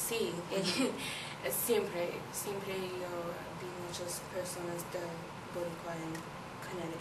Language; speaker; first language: Spanish; non-native, learner; English